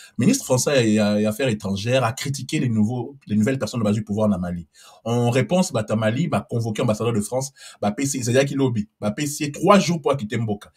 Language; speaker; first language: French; non-native, local second language; Lingala